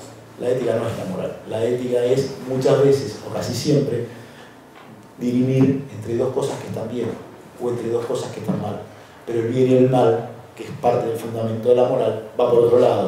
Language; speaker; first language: Spanish; native; Spanish